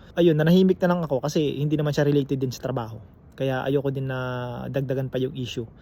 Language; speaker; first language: Filipino; native; Filipino